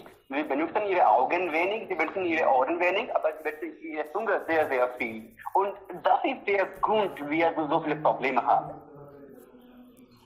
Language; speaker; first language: German; non-native, fluent; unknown